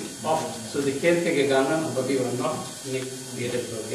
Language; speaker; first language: German; non-native, learner; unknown